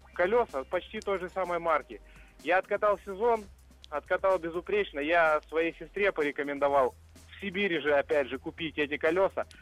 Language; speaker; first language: Russian; native; Russian